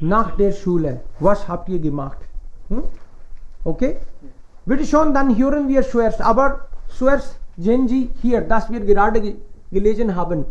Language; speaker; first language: German; non-native, fluent; Hindi